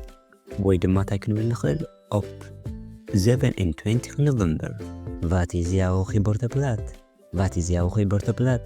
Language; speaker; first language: Dutch; non-native, fluent; Tigrinya